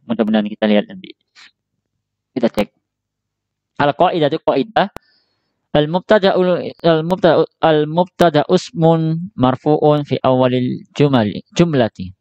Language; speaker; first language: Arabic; non-native, fluent; Indonesian